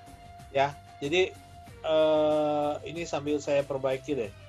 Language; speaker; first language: Indonesian; native; Indonesian